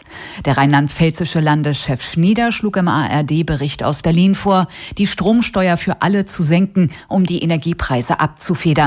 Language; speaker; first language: German; native; German